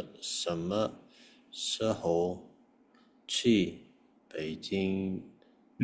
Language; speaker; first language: Chinese; non-native, learner; Indonesian